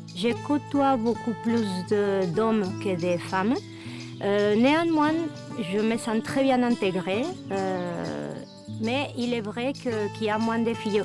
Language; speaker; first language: French; non-native, fluent; Spanish